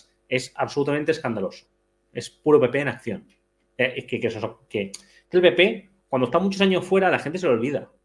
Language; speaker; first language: Spanish; native; Spanish